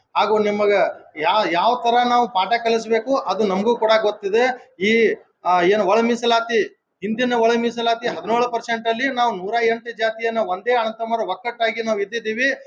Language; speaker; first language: Kannada; non-native, local second language; Lambadi